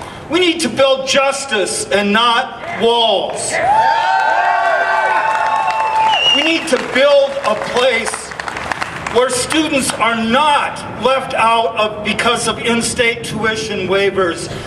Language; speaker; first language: English; native; English